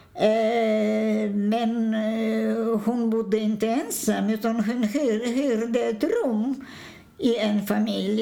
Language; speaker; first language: Swedish; non-native, fluent; Polish